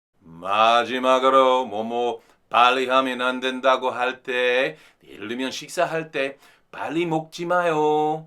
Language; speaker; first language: Korean; non-native, fluent; English